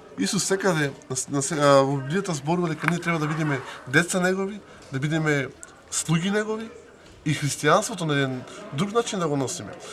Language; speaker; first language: Macedonian; non-native, local second language; Romany